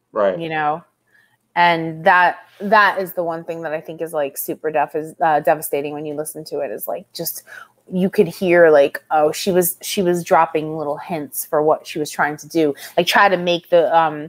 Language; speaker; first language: English; native; English